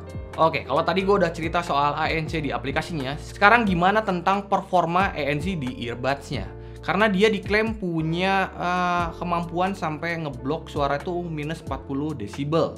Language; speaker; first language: Indonesian; native; Indonesian